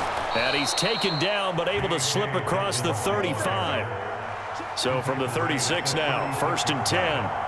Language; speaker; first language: English; native; English